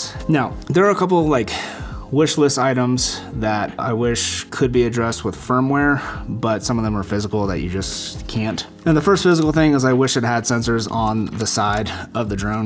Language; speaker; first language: English; native; English